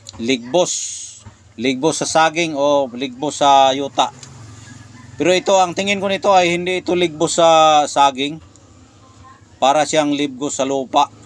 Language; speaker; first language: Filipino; non-native, local second language; Cebuano